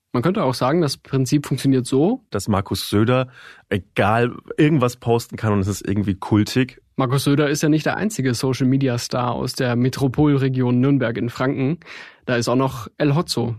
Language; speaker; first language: German; native; German